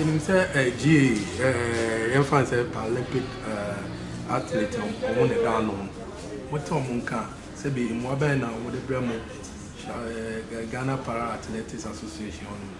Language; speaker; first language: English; non-native, local second language; Akan